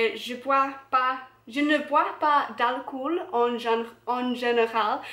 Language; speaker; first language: French; non-native, learner; English